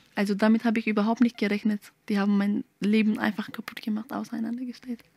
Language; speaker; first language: German; early bilingual, other home language; Turkish